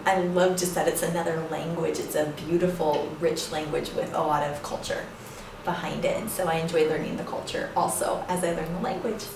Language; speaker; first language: English; native; English